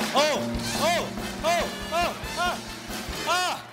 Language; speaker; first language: English; non-native, local second language; Cantonese